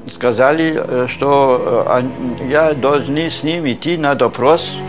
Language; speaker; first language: Russian; non-native, learner; German